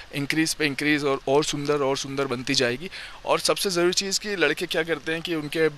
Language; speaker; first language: Hindi; native; Hindi